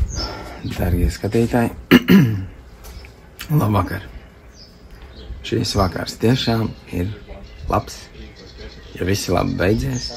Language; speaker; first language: Latvian; native; Latvian